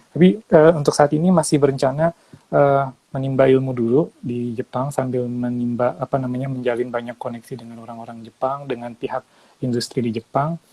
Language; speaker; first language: Indonesian; native; Indonesian